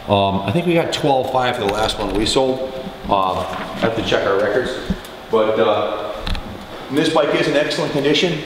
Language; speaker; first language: English; native; English